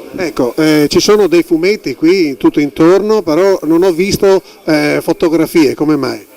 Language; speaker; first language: Italian; native; Italian